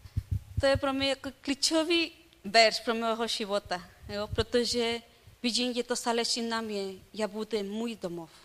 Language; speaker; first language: Czech; non-native, learner; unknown